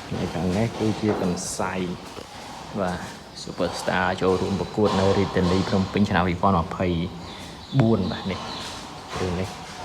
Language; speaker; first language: Khmer; native; Khmer